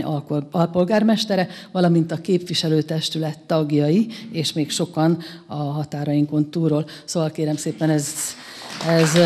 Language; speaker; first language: Hungarian; native; Hungarian